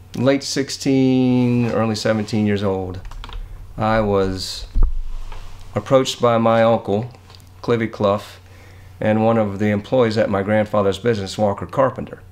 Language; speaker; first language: English; native; English